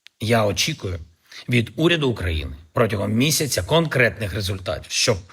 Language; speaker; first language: Ukrainian; native; Ukrainian